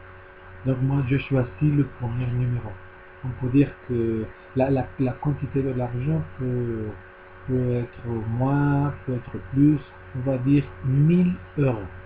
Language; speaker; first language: French; non-native, learner; Spanish